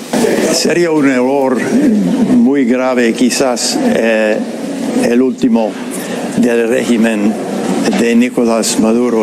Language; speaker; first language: Spanish; non-native, fluent; English